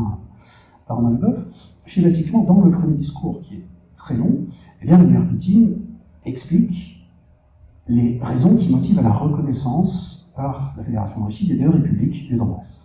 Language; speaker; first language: French; native; French